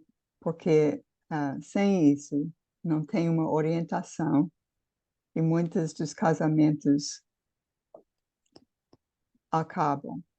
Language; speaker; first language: Portuguese; non-native, fluent; English